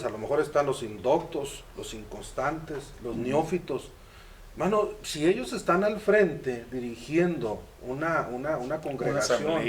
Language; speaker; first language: Spanish; native; Spanish